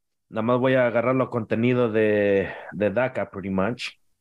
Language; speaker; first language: Spanish; early bilingual, heritage; Spanish